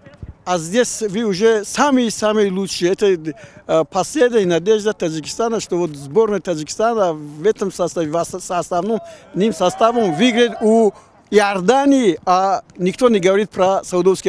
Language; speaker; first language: Russian; non-native, local second language; Tajik